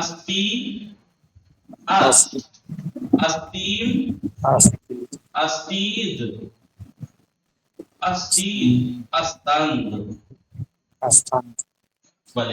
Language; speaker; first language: Persian; non-native, fluent; Urdu